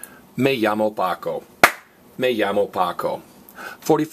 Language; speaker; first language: Spanish; non-native, fluent; English